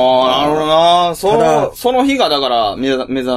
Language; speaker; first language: Japanese; native; Japanese